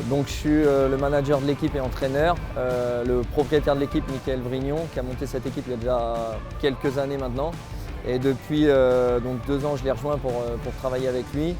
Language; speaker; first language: French; native; French